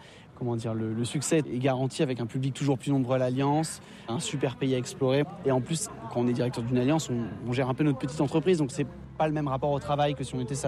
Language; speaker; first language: French; native; French